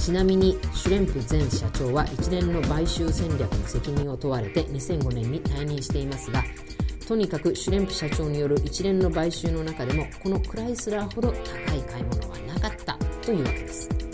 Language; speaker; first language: Japanese; native; Japanese